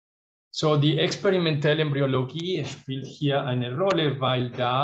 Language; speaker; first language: German; non-native, fluent; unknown